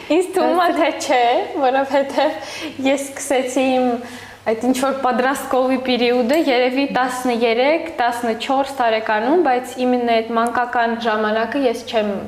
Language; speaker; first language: Armenian; early bilingual, heritage; Armenian